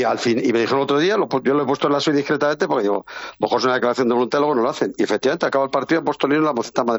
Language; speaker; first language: Spanish; native; Spanish